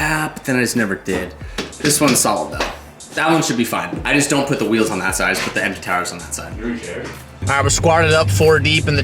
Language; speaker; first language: English; native; English